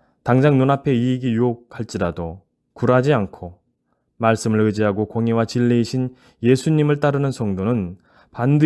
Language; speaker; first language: Korean; native; Korean